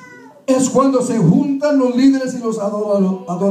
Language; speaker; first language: Spanish; early bilingual, heritage; Spanish